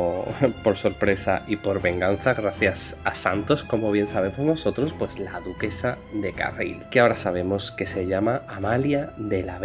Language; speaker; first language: Spanish; native; Spanish